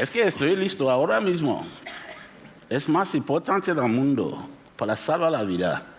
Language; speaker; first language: Spanish; non-native, learner; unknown